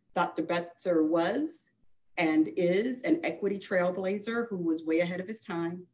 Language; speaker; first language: English; native; English